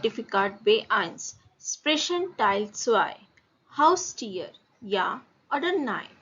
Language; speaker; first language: German; non-native, learner; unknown